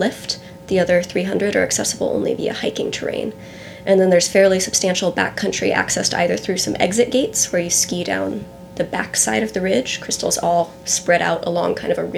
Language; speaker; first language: English; native; English